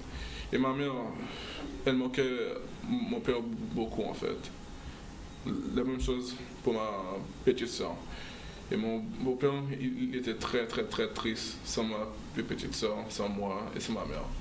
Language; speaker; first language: French; non-native, local second language; English